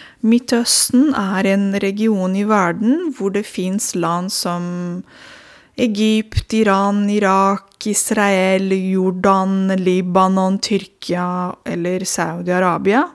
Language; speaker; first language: Norwegian; non-native, fluent; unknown